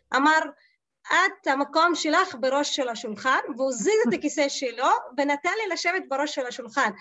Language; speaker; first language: Hebrew; non-native, local second language; Arabic